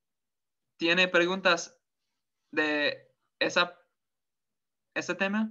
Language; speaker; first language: Spanish; non-native, fluent; English